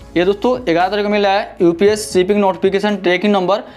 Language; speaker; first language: Hindi; native; Hindi